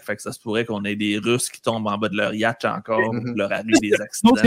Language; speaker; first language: French; native; French